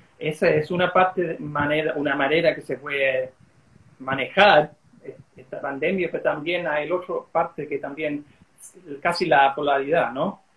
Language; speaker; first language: Spanish; early bilingual, heritage; Spanish